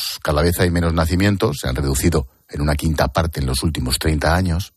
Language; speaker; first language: Spanish; native; Spanish